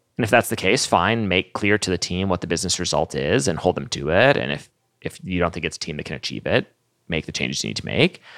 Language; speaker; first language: English; native; English